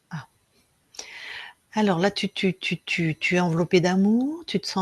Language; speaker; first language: French; native; French